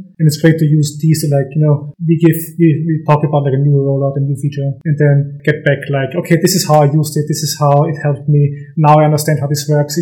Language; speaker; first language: English; non-native, fluent; German